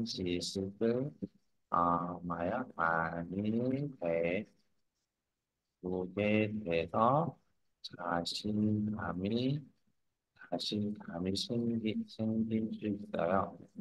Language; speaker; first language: Korean; non-native, fluent; Vietnamese